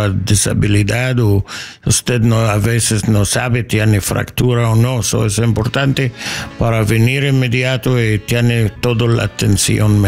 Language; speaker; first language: Spanish; non-native, learner; English